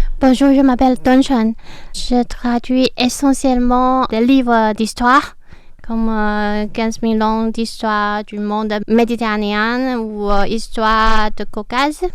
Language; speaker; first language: French; non-native, fluent; Chinese